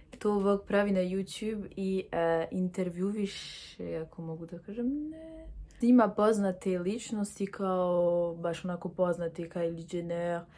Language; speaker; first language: Bosnian; early bilingual, heritage; Bosnian